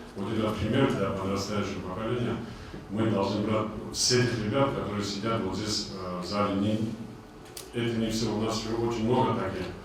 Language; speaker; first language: Russian; non-native, local second language; Avaric